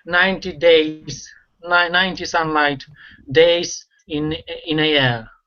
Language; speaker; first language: English; non-native, learner; Russian